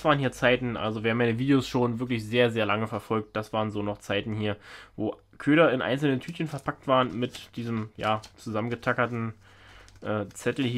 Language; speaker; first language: German; native; German